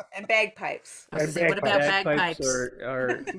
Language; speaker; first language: English; native; English